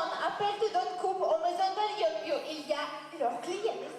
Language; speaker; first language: French; non-native, learner; Russian